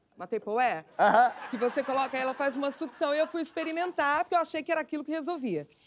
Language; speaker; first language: Portuguese; native; Portuguese